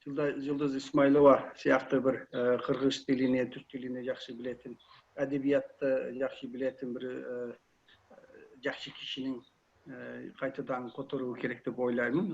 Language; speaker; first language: Kyrgyz; non-native, learner; Kazakh